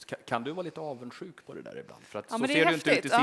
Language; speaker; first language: Swedish; native; Swedish